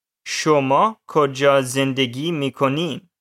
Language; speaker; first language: Persian; non-native, learner; English